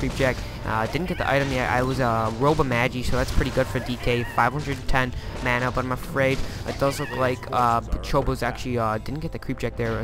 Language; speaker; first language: English; native; English